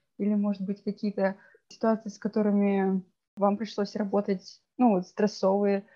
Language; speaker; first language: Russian; native; Russian